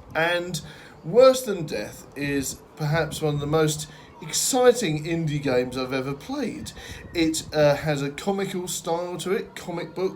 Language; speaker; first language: English; native; English